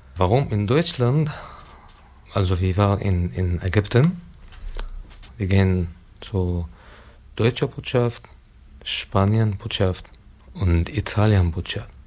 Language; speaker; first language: German; non-native, learner; Arabic